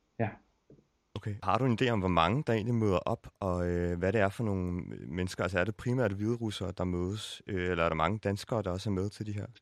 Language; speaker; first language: Danish; native; Danish